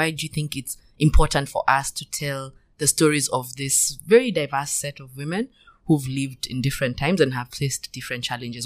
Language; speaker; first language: English; non-native, local second language; Kikuyu